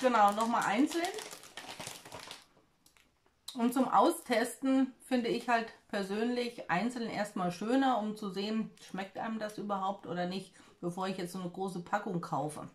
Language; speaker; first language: German; native; German